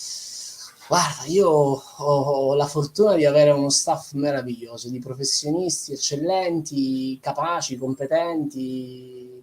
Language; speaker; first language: Italian; native; Italian